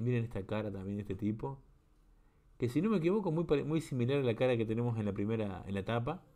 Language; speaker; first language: Spanish; native; Spanish